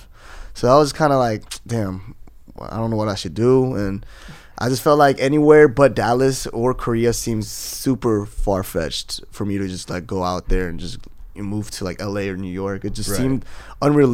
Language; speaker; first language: English; native; English